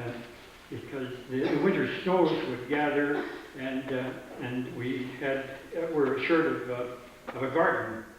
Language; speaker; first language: English; native; English